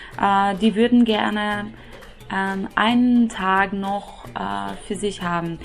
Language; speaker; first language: German; non-native, fluent; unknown